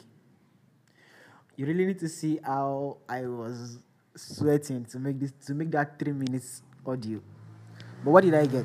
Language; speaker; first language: English; non-native, local second language; Yoruba